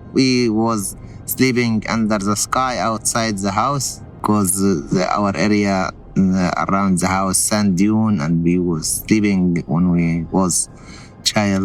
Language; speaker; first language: English; non-native, learner; Arabic